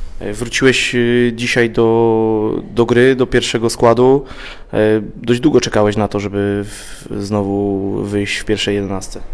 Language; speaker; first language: Polish; native; Polish